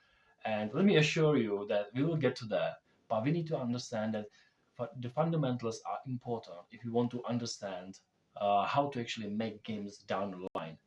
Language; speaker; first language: English; non-native, fluent; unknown